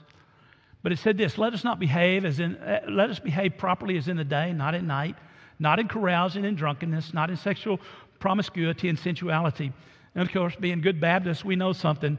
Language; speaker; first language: English; native; English